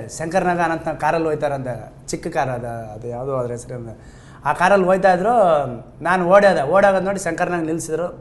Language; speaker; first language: Kannada; native; Kannada